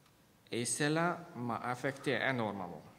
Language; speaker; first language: French; non-native, fluent; Hungarian